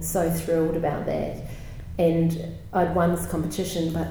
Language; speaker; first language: English; native; English